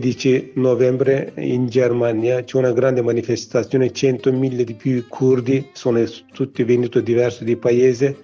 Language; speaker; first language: Italian; non-native, learner; Kurdish